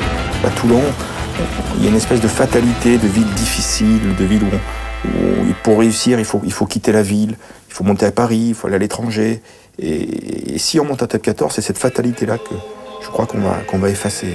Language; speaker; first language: French; native; French